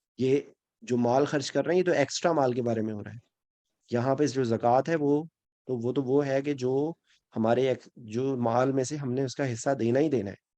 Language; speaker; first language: Urdu; native; Urdu